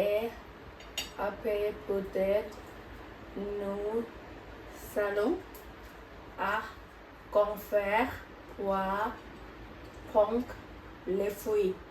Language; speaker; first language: French; non-native, learner; Thai